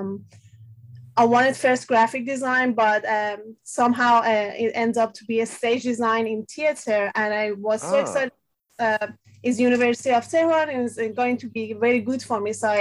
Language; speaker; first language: English; non-native, fluent; Persian